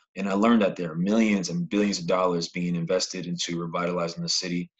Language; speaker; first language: English; native; English